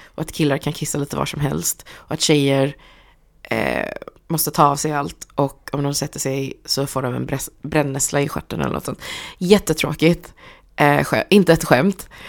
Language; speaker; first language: Swedish; early bilingual, other home language; Chinese